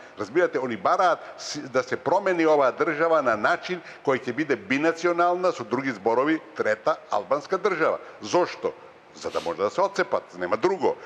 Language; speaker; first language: Macedonian; native; Macedonian